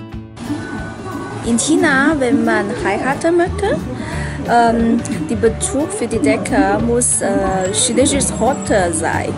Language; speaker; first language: German; non-native, learner; Chinese